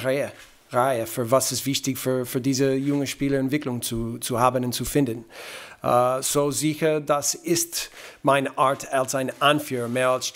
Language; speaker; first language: German; non-native, fluent; English